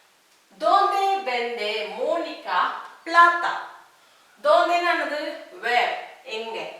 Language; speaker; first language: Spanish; non-native, fluent; Tamil